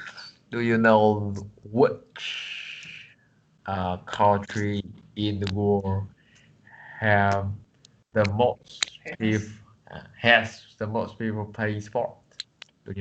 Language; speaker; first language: English; non-native, learner; Vietnamese